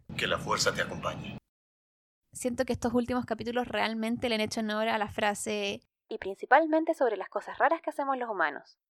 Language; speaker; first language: Spanish; native; Spanish